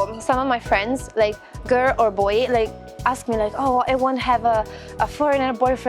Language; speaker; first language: English; non-native, fluent; Italian